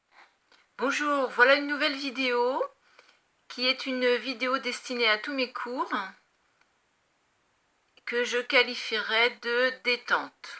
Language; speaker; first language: French; native; French